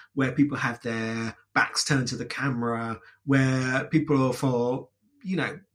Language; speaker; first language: English; native; English